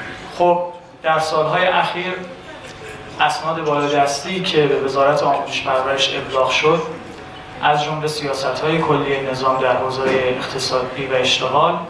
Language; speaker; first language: Persian; native; Persian